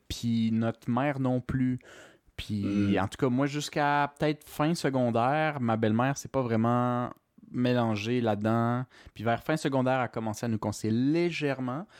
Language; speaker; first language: French; native; French